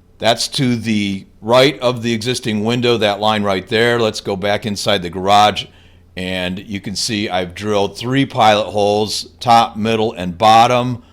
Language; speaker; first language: English; native; English